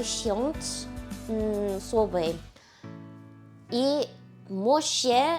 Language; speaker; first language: Polish; non-native, learner; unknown